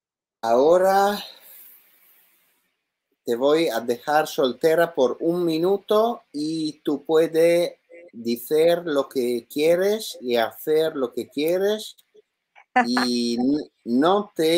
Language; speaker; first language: Spanish; non-native, learner; Italian